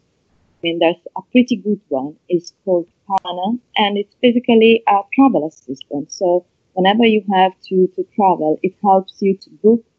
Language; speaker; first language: English; non-native, fluent; Italian